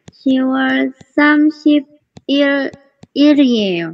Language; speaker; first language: Korean; non-native, learner; Indonesian